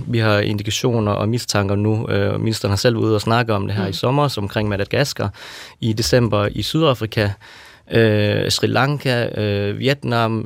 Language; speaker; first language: Danish; native; Danish